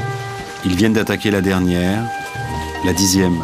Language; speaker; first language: French; native; French